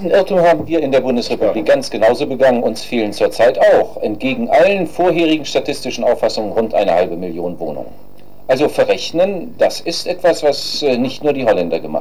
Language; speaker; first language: German; native; German